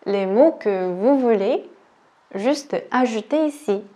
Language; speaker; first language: French; non-native, learner; Korean